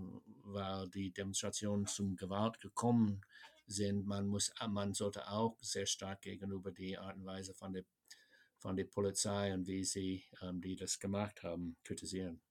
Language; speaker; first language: German; non-native, fluent; English